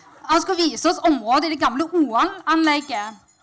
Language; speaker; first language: Norwegian; native; Norwegian